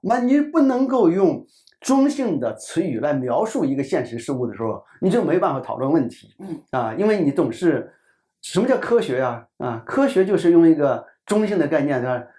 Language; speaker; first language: Chinese; native; Chinese